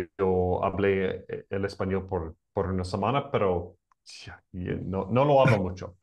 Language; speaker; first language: Spanish; non-native, learner; English